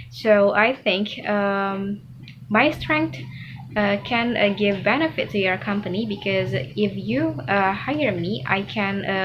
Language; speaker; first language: English; non-native, fluent; Indonesian